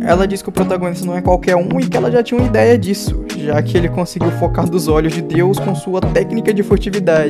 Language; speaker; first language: Portuguese; native; Portuguese